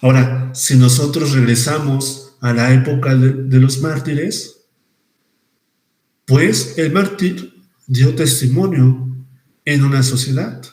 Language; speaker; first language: Spanish; native; Spanish